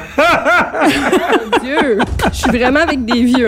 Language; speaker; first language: French; native; French